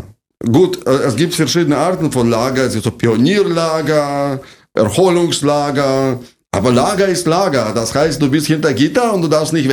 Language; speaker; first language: German; non-native, fluent; Russian